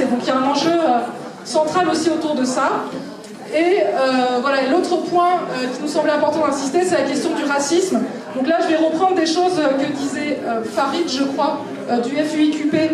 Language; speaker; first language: French; native; French